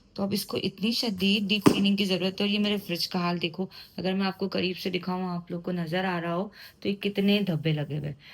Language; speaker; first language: Urdu; native; Urdu